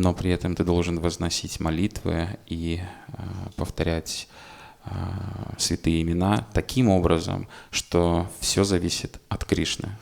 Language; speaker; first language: Russian; native; Russian